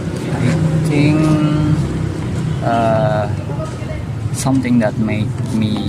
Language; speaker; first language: English; non-native, learner; Indonesian